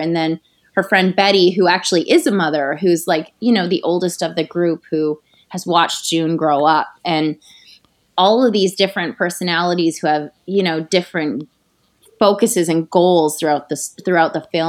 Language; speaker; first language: English; native; English